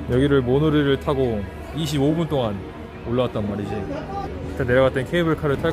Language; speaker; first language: Korean; native; Korean